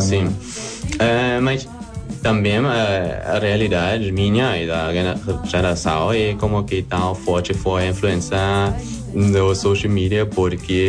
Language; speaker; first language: Portuguese; non-native, learner; German